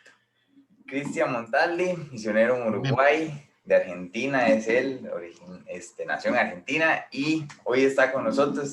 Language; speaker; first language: Spanish; native; Spanish